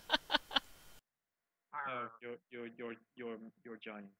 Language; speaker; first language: English; non-native, fluent; Dutch